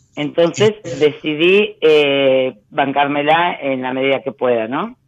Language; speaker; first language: Spanish; native; Spanish